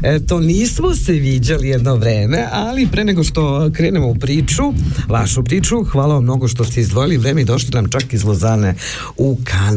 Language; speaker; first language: Serbian; native; Serbian